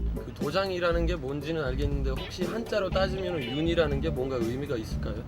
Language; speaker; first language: Korean; non-native, fluent; Turkish